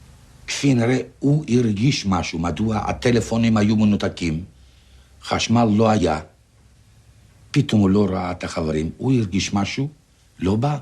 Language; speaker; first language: Hebrew; non-native, fluent; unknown